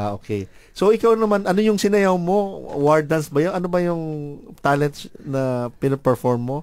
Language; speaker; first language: Filipino; native; Filipino